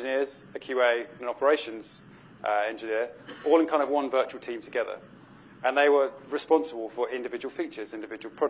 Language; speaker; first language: English; native; English